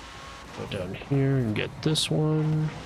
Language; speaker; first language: English; native; English